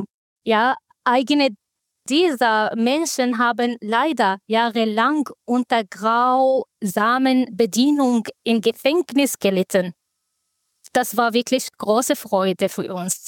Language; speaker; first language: German; non-native, fluent; Arabic